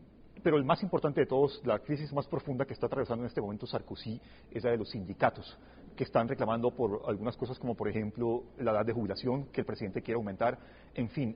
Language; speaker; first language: Spanish; native; Spanish